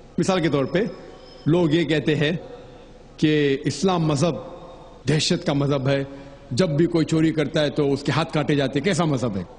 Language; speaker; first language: Urdu; non-native, local second language; Konkani